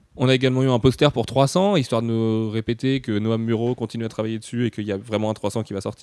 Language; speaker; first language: French; native; French